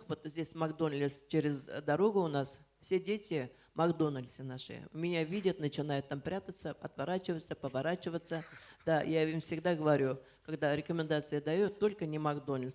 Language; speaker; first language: Russian; native; Russian